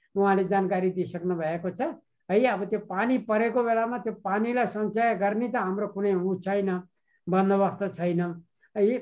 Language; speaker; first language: Nepali; native; Nepali